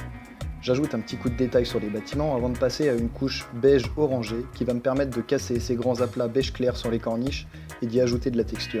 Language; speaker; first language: French; native; French